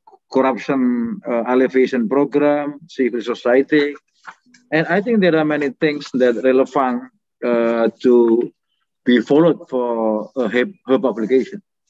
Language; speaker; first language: English; non-native, fluent; Indonesian